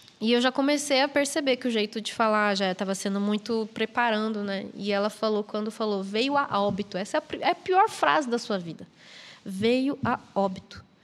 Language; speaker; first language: Portuguese; native; Portuguese